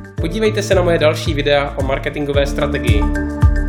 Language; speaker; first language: Czech; native; Czech